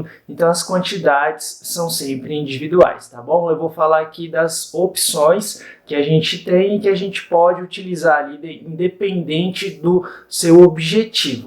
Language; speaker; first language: Portuguese; native; Portuguese